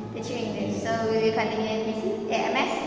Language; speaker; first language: English; non-native, learner; Indonesian